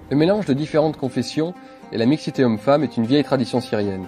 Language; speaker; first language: French; native; French